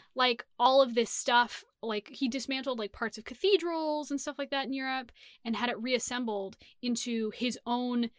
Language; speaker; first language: English; native; English